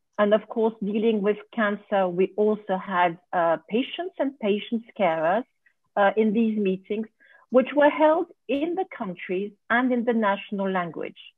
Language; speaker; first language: English; non-native, fluent; French